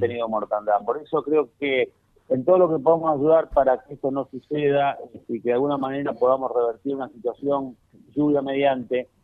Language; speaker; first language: Spanish; native; Spanish